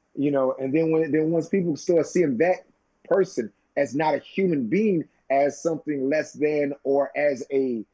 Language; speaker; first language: English; native; English